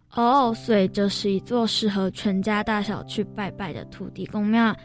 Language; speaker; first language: Chinese; native; Chinese